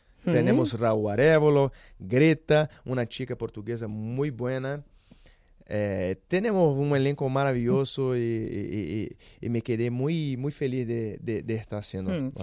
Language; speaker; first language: Spanish; non-native, learner; Portuguese